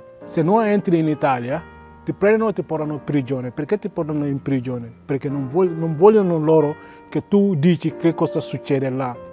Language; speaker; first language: Italian; non-native, learner; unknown